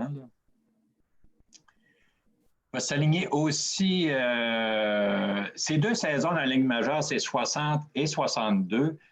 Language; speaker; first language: French; native; French